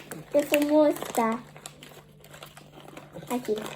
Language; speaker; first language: Portuguese; early bilingual, heritage; Portuguese